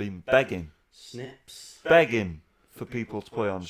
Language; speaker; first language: English; native; English